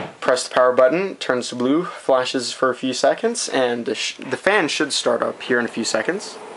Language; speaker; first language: English; native; English